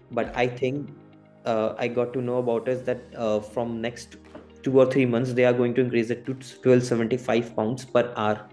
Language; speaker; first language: English; non-native, local second language; Hindi